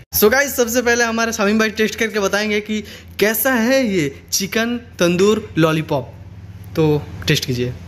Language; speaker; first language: Hindi; non-native, local second language; Bangla